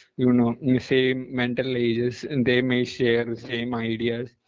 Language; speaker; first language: English; non-native, local second language; Malayalam